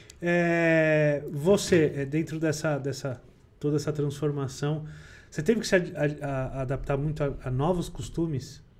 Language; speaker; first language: Portuguese; native; Portuguese